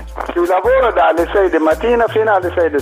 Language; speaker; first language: Italian; non-native, learner; Arabic